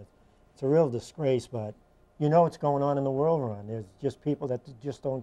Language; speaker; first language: English; native; English